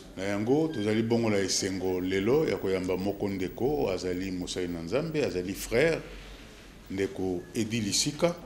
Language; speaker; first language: Lingala; native; Lingala